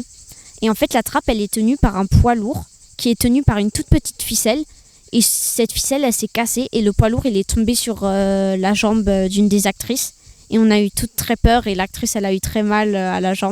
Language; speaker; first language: French; early bilingual, other home language; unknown